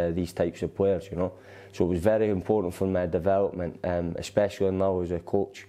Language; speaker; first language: English; native; English